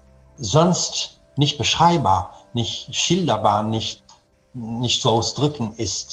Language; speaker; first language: German; non-native, fluent; French